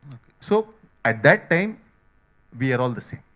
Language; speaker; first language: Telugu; non-native, learner; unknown